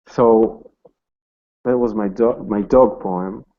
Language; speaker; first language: English; non-native, fluent; Hebrew